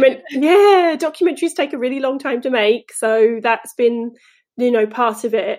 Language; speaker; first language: English; native; English